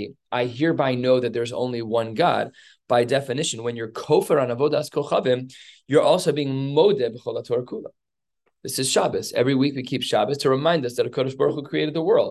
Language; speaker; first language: English; native; English